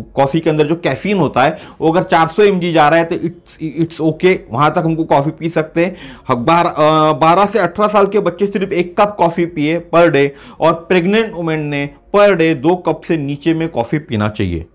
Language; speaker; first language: Hindi; non-native, local second language; Marathi